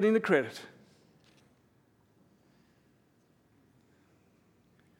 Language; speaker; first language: English; native; English